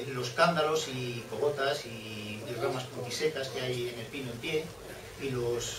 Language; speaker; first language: Spanish; native; Spanish